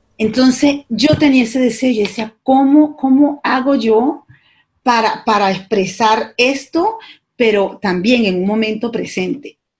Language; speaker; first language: Spanish; native; Spanish